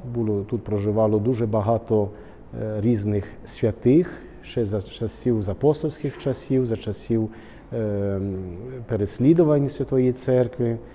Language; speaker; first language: Ukrainian; early bilingual, heritage; Ukrainian